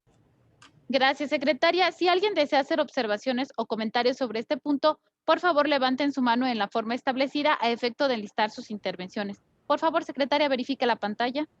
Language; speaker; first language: Spanish; native; Spanish